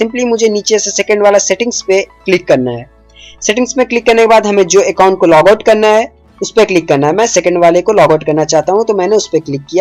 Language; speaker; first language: Hindi; native; Hindi